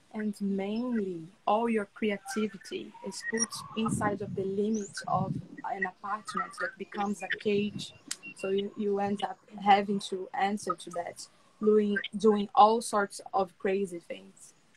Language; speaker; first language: English; non-native, fluent; Portuguese